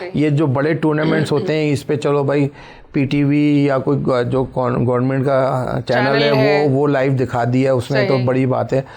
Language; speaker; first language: Urdu; native; Urdu